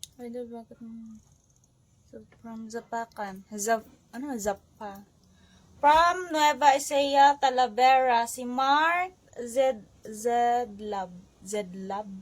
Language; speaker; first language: Filipino; non-native, local second language; Hiligaynon